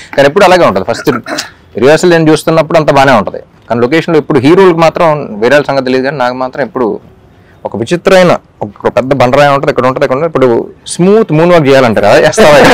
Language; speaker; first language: Telugu; native; Telugu